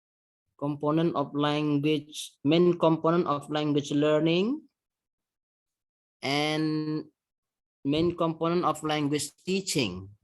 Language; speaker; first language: English; non-native, fluent; Indonesian